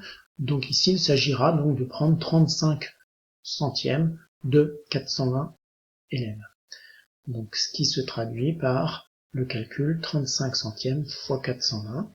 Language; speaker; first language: French; native; French